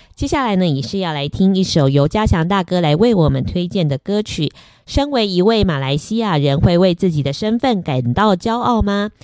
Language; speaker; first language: Chinese; non-native, fluent; Vietnamese